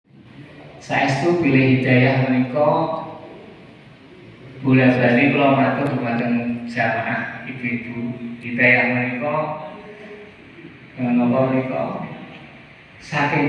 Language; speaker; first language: Indonesian; non-native, local second language; Javanese